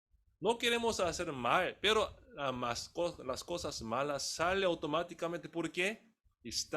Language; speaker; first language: Spanish; non-native, fluent; Korean